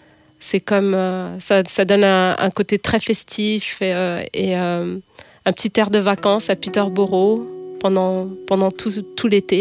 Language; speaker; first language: French; native; French